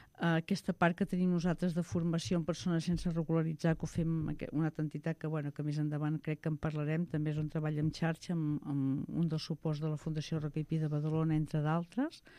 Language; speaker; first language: Catalan; native; Catalan